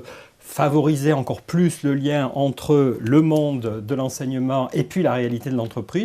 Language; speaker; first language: French; native; French